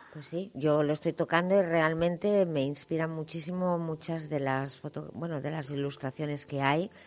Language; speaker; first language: Spanish; non-native, local second language; Catalan